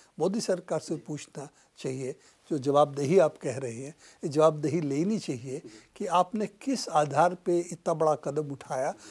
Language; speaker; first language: Hindi; non-native, local second language; Bangla